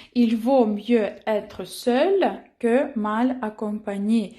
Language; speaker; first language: French; non-native, fluent; Ukrainian